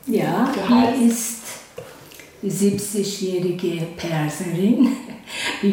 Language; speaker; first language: German; non-native, fluent; Persian